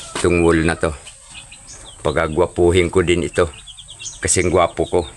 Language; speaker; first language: Filipino; non-native, local second language; Cebuano